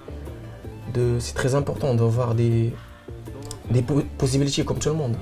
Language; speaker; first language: French; non-native, local second language; Arabic